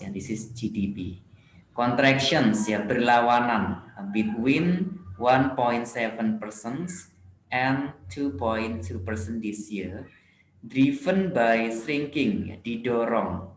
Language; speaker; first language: English; non-native, fluent; Indonesian